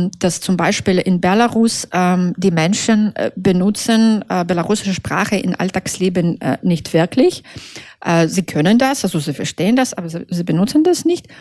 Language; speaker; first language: German; non-native, fluent; Russian